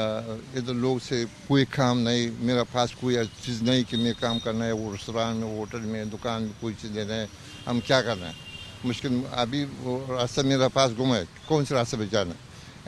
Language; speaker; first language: Hindi; non-native, learner; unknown